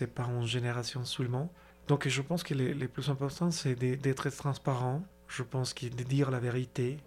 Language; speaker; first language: French; non-native, fluent; Spanish